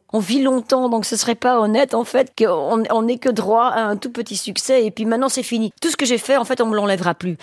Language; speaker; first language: French; non-native, local second language; Dutch